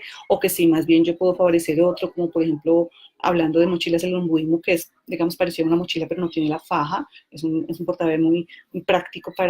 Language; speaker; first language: Spanish; native; Spanish